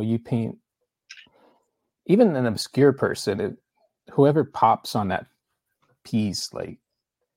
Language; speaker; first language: English; native; English